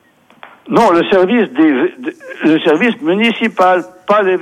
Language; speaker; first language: French; native; French